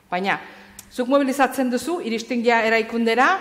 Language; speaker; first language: Basque; non-native, fluent; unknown